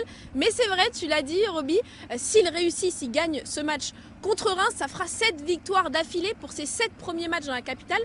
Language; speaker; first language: French; native; French